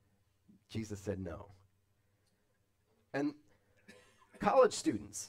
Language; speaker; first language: English; native; English